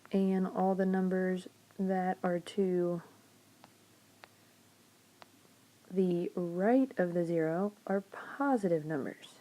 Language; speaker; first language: English; native; English